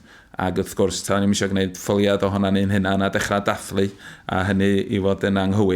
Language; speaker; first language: Welsh; native; Welsh